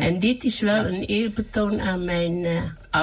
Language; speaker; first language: Dutch; early bilingual, other home language; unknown